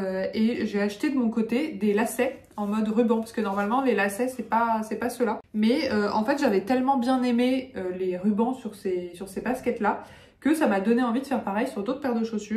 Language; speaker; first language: French; native; French